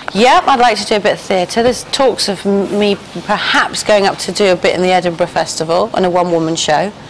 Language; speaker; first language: English; native; English